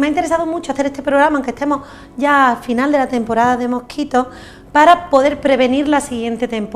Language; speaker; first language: Spanish; native; Spanish